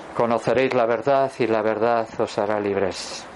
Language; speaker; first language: Spanish; native; Spanish